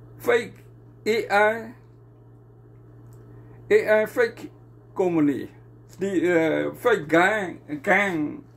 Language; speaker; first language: English; non-native, learner; Burmese